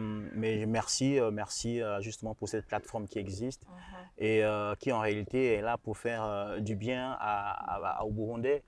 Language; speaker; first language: French; non-native, local second language; Rundi